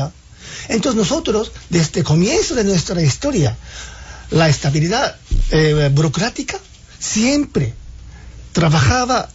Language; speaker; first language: Spanish; non-native, fluent; Japanese